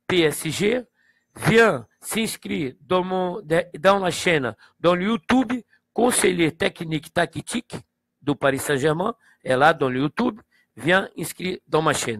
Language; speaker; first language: French; non-native, fluent; Portuguese